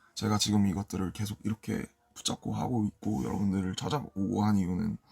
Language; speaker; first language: Korean; native; Korean